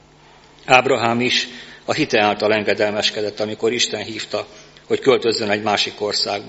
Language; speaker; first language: Hungarian; native; Hungarian